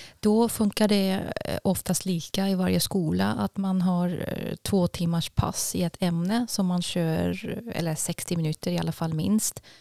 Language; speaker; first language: Swedish; non-native, fluent; German